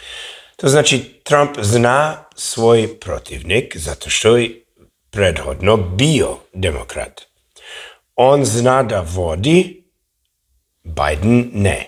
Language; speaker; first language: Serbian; early bilingual, heritage; English